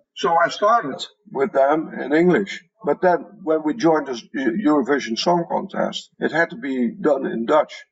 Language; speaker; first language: English; non-native, fluent; Dutch